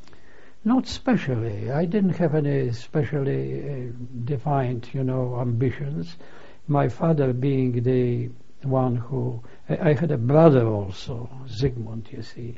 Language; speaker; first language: English; non-native, fluent; Polish